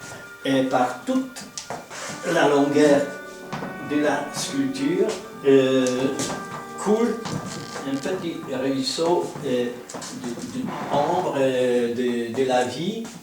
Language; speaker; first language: French; non-native, fluent; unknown